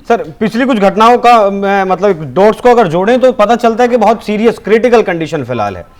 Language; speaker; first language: Hindi; native; Hindi